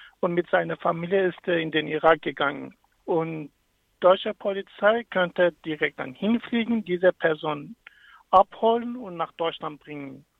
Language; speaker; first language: German; non-native, fluent; Kurdish